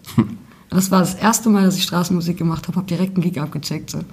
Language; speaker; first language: German; native; German